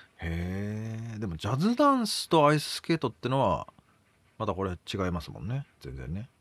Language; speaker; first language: Japanese; native; Japanese